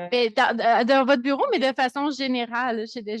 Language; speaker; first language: French; native; French